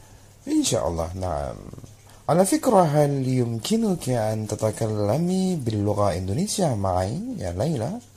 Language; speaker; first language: Arabic; non-native, learner; Indonesian